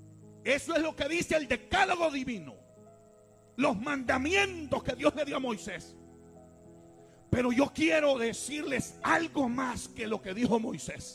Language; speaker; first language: Spanish; native; Spanish